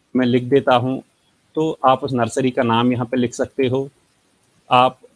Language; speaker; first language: Hindi; native; Hindi